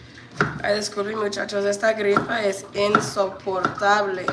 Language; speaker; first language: Spanish; non-native, learner; English